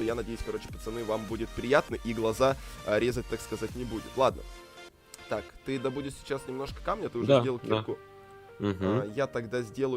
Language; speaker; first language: Russian; native; Russian